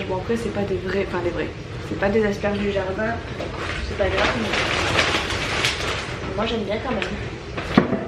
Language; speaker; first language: French; native; French